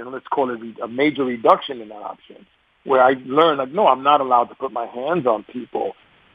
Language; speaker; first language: English; native; English